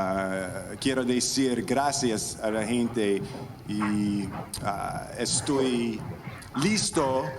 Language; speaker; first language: Spanish; non-native, learner; English